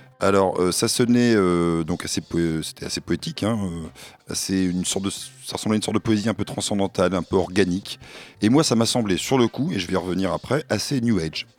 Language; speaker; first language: French; native; French